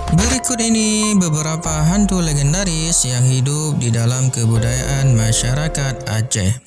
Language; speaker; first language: Malay; non-native, local second language; Achinese